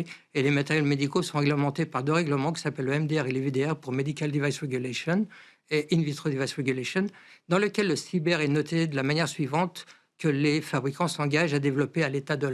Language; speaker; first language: French; native; French